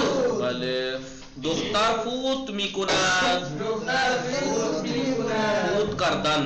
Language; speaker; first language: Persian; non-native, fluent; Urdu